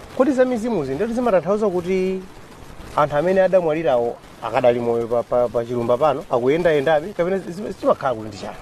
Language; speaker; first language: Nyanja; native; Nyanja